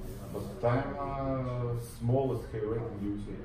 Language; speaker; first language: English; non-native, learner; Russian